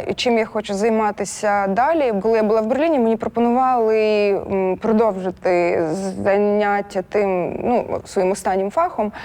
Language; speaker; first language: Ukrainian; non-native, local second language; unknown